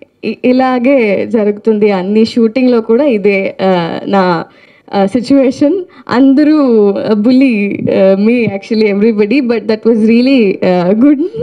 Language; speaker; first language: Telugu; non-native, learner; Tamil